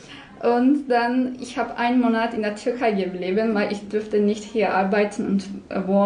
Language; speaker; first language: German; non-native, learner; Turkish